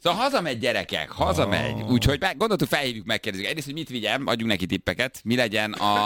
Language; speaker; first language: Hungarian; native; Hungarian